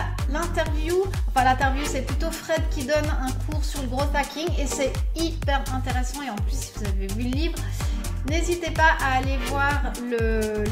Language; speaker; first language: French; native; French